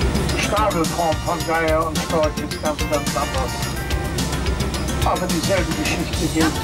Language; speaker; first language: German; non-native, fluent; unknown